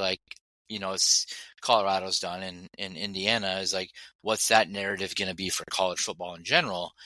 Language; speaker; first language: English; native; English